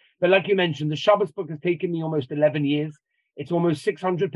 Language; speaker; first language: English; native; English